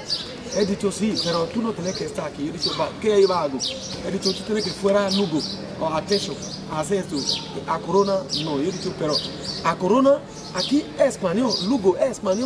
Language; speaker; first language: Spanish; non-native, learner; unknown